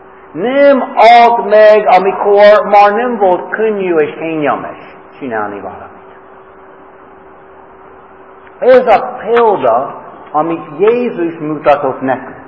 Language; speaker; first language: Hungarian; non-native, fluent; English